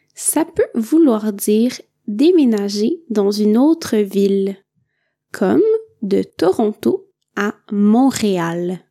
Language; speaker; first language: French; native; French